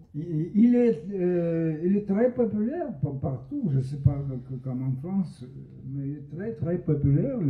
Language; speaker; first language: French; non-native, fluent; Russian